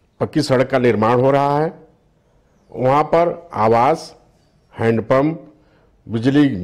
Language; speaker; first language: Hindi; native; Hindi